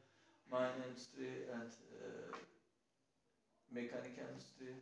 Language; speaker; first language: English; non-native, learner; Turkish